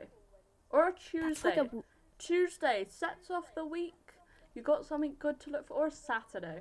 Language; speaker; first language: English; native; English